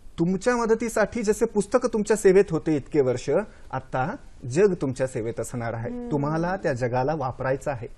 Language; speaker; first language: Marathi; non-native, local second language; Kannada